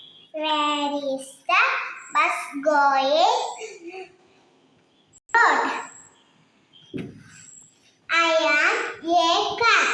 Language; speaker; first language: English; non-native, learner; Malayalam